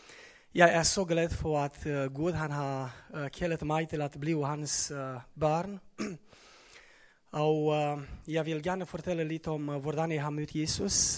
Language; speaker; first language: Norwegian; non-native, fluent; Romanian